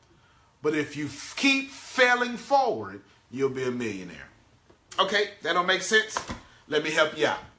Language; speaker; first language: English; native; English